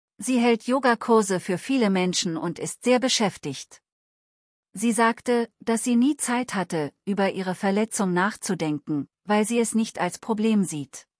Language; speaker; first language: German; non-native, fluent; Telugu